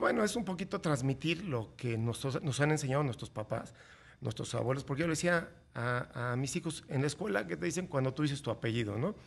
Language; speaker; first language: Spanish; native; Spanish